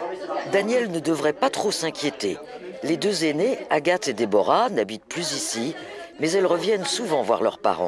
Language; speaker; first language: French; native; French